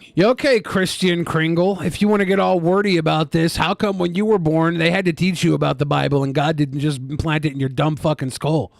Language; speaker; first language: English; native; English